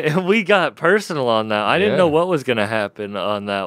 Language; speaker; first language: English; native; English